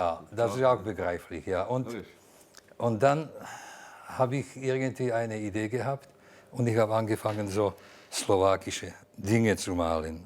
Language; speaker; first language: German; non-native, fluent; Slovak